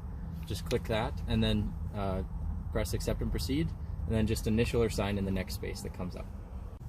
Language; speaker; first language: English; native; English